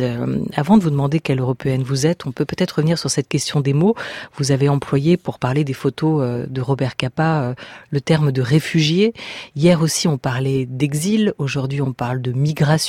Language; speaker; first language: French; native; French